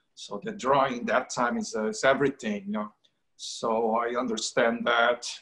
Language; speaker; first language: English; non-native, fluent; Portuguese